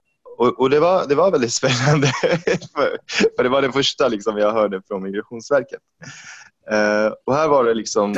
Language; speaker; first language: Swedish; non-native, fluent; Arabic